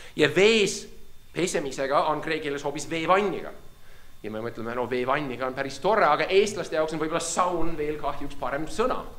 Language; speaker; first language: Estonian; non-native, fluent; English